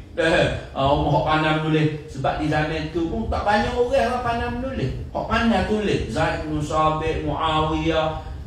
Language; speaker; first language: Malay; native; Malay